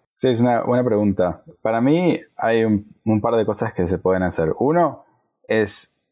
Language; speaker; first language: Spanish; native; Spanish